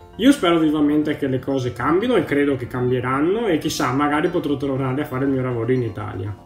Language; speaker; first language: Italian; native; Italian